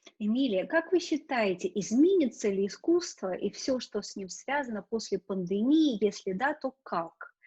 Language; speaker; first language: Russian; native; Russian